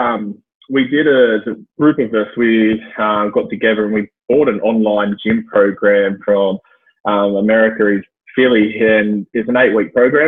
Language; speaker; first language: English; native; English